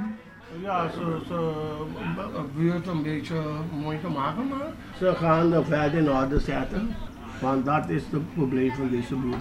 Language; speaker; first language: Dutch; non-native, local second language; Papiamento